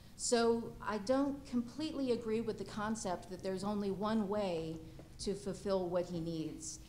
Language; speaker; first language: English; native; English